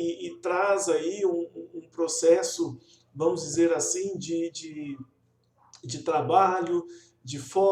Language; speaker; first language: Portuguese; native; Portuguese